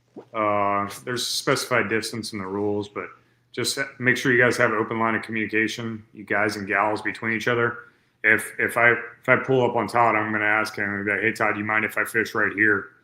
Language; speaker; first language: English; native; English